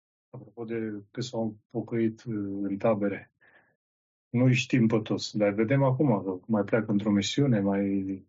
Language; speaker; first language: Romanian; native; Romanian